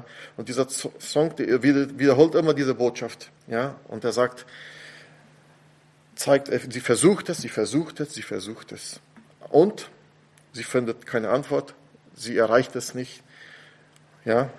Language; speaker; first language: German; non-native, fluent; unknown